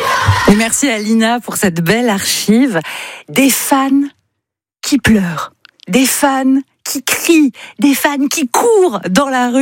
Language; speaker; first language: French; native; French